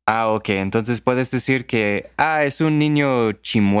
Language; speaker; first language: Spanish; non-native, fluent; English